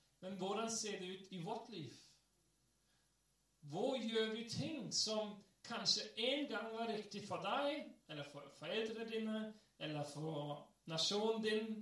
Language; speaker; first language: Norwegian; non-native, fluent; English